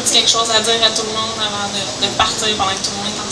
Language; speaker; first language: French; native; French